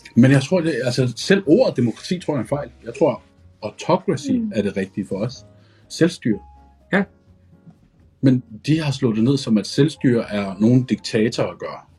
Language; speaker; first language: Danish; early bilingual, other home language; Arabic